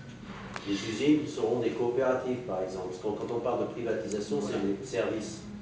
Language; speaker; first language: French; native; French